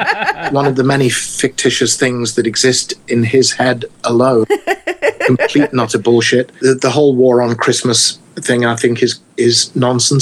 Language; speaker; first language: English; native; English